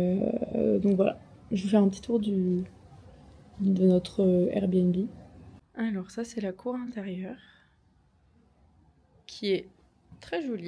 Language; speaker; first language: French; native; French